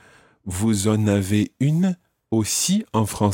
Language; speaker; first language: French; non-native, fluent; English